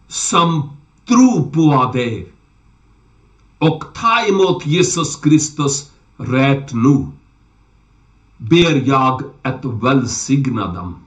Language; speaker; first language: Swedish; non-native, learner; Urdu